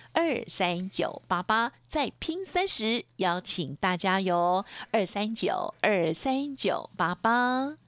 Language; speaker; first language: Chinese; native; Chinese